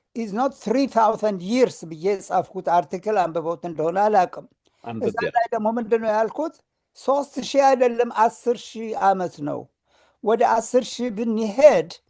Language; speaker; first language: Amharic; non-native, local second language; Oromo